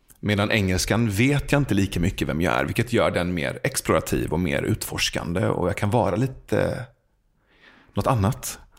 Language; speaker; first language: Swedish; early bilingual, other home language; Persian